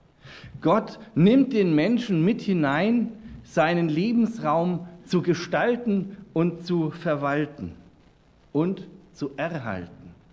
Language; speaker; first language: German; native; German